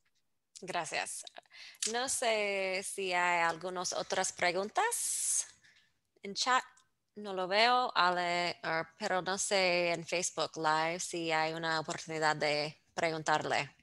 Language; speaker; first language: Spanish; non-native, fluent; English